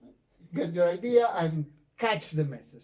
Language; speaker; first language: English; non-native, fluent; Spanish